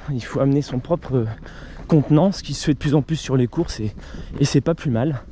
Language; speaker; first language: French; native; French